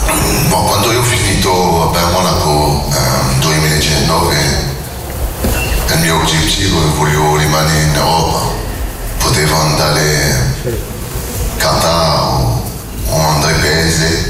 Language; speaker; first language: Italian; non-native, learner; French